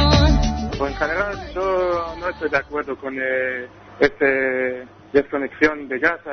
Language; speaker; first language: Spanish; non-native, learner; Hebrew